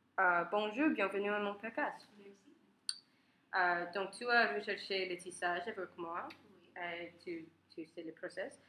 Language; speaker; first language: French; non-native, learner; English